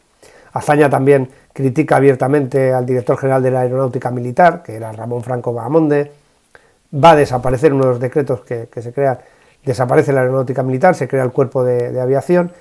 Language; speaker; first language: Spanish; native; Spanish